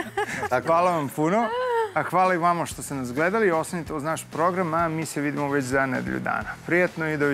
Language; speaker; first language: Serbian; native; Serbian